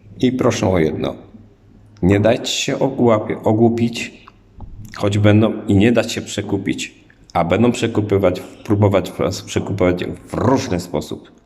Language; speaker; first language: Polish; native; Polish